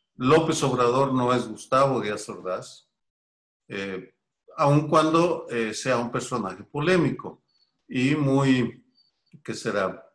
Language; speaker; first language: Spanish; native; Spanish